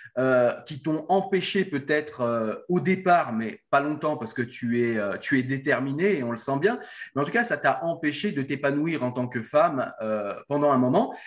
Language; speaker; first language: French; native; French